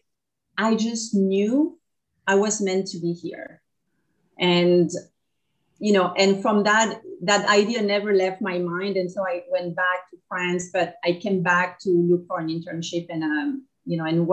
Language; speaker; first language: English; non-native, fluent; French